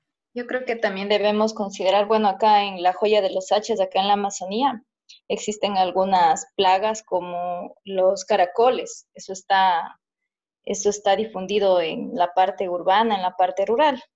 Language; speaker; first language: Spanish; native; Spanish